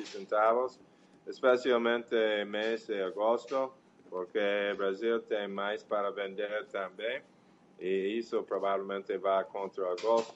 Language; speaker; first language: Portuguese; non-native, learner; English